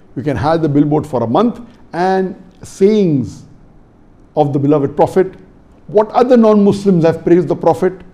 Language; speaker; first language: English; non-native, local second language; Urdu